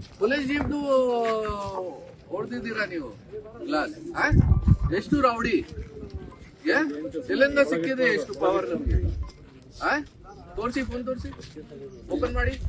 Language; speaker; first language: Kannada; non-native, learner; Hindi